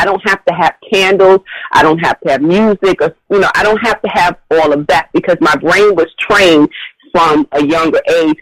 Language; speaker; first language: English; native; English